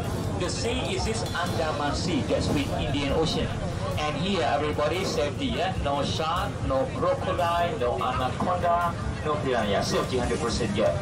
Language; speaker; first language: English; non-native, learner; Thai